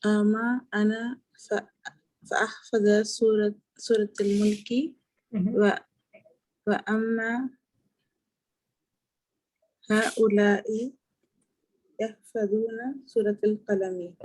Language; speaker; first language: Arabic; non-native, learner; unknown